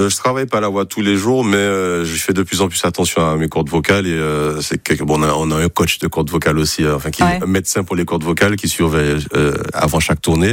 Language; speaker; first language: French; native; French